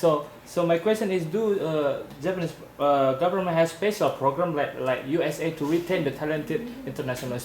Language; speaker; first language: English; non-native, learner; Indonesian